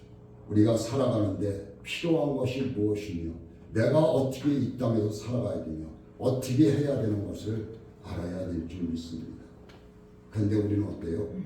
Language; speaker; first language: Korean; native; Korean